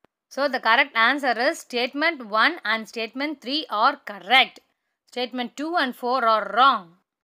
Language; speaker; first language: English; non-native, local second language; Tamil